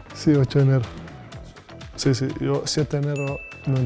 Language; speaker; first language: Spanish; non-native, fluent; Serbian